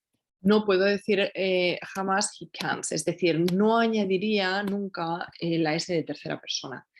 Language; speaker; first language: Spanish; native; Spanish